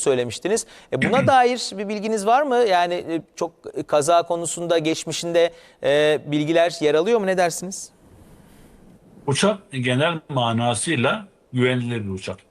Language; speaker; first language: Turkish; native; Turkish